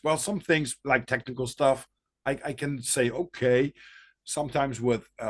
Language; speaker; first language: English; non-native, fluent; Dutch